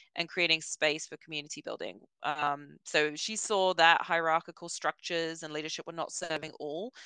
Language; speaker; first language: English; native; English